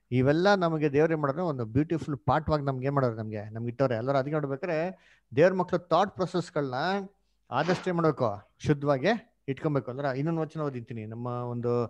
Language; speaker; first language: Kannada; native; Kannada